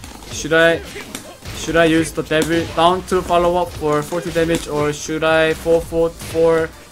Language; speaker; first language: English; non-native, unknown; Korean